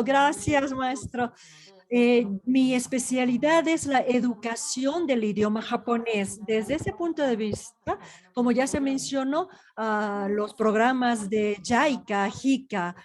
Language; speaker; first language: Spanish; non-native, fluent; Japanese